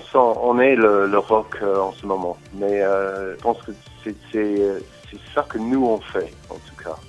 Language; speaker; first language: French; non-native, fluent; English